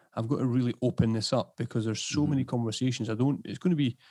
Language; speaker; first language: English; native; English